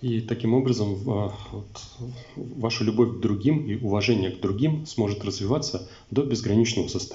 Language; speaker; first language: Russian; native; Russian